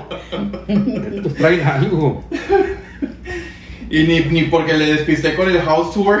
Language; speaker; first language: Spanish; early bilingual, heritage; Spanish